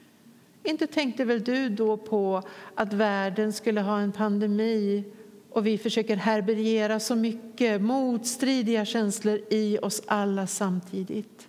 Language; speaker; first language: Swedish; native; Swedish